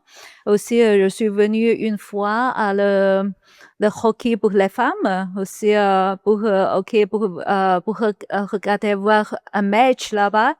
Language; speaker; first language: French; non-native, learner; Chinese